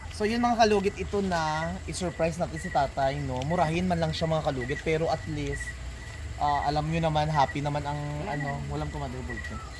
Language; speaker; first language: Filipino; non-native, local second language; Cebuano